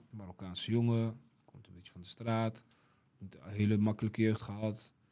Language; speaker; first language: Dutch; early bilingual, other home language; Riffian